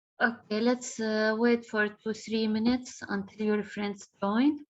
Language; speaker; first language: English; non-native, fluent; Arabic